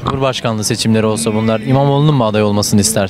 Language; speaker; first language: Turkish; native; Turkish